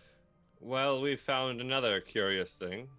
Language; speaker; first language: English; native; English